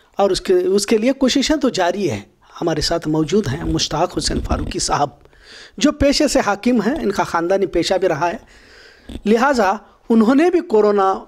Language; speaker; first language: Urdu; native; Urdu